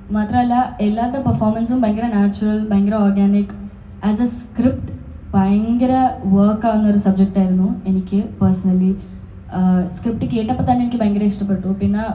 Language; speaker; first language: Malayalam; non-native, local second language; Tamil